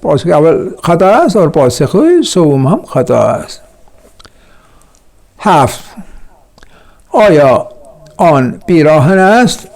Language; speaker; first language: Persian; non-native, fluent; Urdu